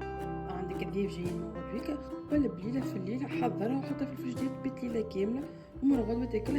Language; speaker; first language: Arabic; native; Arabic